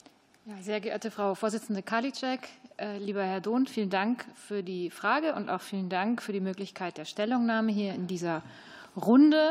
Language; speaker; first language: German; native; German